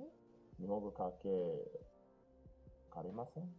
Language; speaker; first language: Japanese; non-native, learner; English